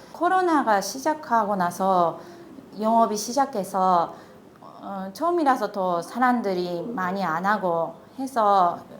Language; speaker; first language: Korean; non-native, fluent; Japanese